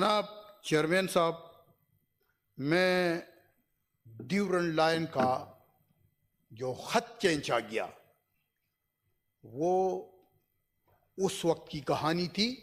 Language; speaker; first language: Urdu; non-native, local second language; Pashto